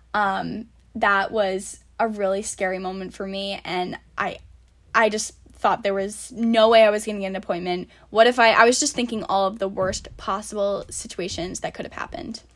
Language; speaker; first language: English; native; English